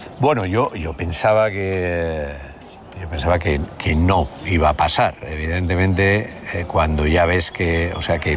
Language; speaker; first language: Spanish; native; Spanish